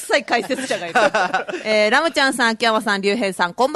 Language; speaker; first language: Japanese; native; Japanese